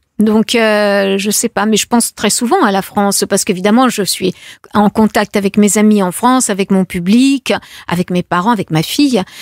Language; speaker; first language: French; native; French